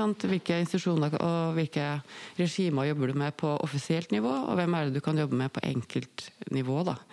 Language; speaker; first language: Norwegian; native; Norwegian